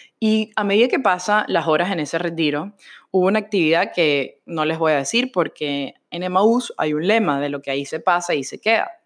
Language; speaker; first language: Spanish; native; Spanish